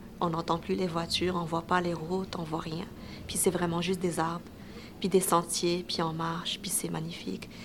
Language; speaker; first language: French; non-native, local second language; Arabic